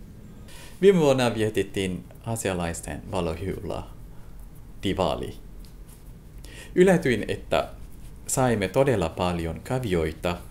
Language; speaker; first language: Finnish; non-native, fluent; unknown